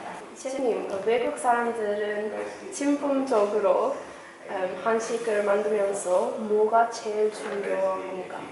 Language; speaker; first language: Korean; non-native, learner; English